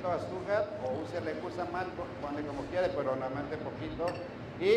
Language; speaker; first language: Spanish; non-native, learner; Thai